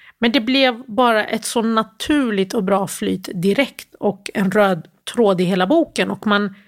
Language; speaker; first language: Swedish; early bilingual, other home language; Arabic